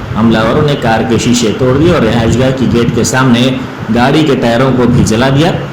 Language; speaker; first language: Urdu; native; Urdu